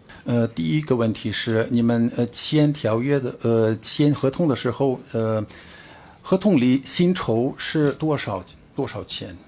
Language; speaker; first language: Chinese; non-native, fluent; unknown